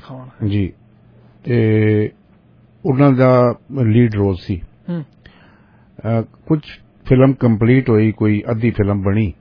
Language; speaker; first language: Punjabi; native; Punjabi